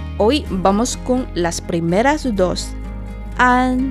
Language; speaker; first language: Spanish; non-native, fluent; Chinese